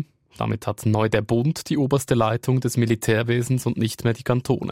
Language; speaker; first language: German; native; German